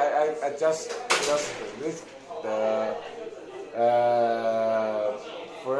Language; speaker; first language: English; non-native, learner; Chinese